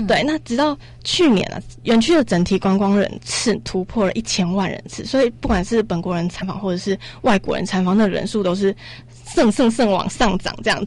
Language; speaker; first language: Chinese; native; Chinese